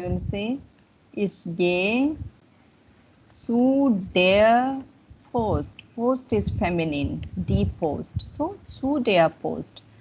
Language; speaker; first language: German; non-native, fluent; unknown